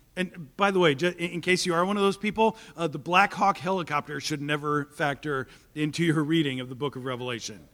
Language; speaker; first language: English; native; English